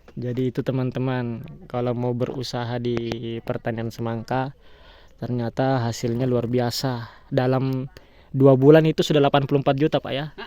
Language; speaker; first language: Indonesian; native; Indonesian